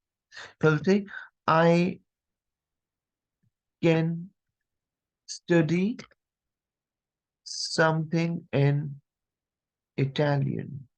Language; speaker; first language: English; non-native, local second language; Hindi